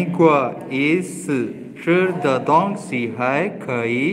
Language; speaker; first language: Chinese; non-native, learner; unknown